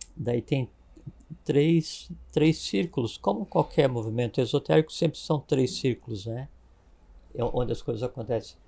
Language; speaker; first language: Portuguese; native; Portuguese